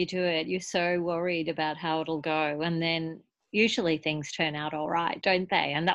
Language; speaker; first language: English; native; English